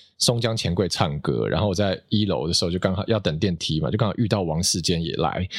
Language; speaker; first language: Chinese; native; Chinese